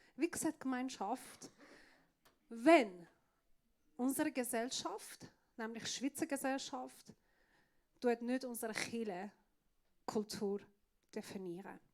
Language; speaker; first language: German; non-native, fluent; Persian